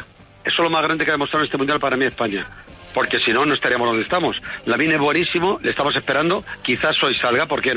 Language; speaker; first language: Spanish; native; Spanish